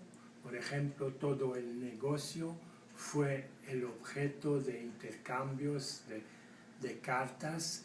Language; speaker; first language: Spanish; non-native, fluent; French